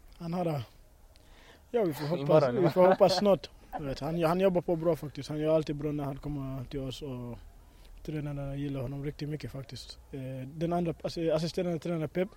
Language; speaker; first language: Swedish; early bilingual, other home language; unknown